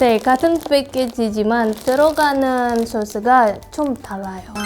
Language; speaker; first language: Korean; non-native, learner; Indonesian